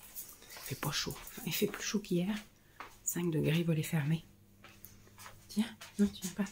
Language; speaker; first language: French; native; French